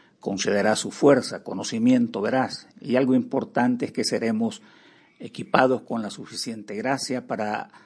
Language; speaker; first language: Spanish; native; Spanish